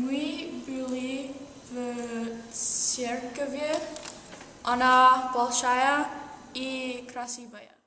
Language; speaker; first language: Russian; non-native, learner; English